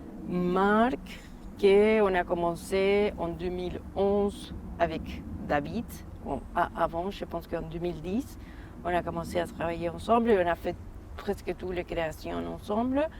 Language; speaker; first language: French; non-native, fluent; Spanish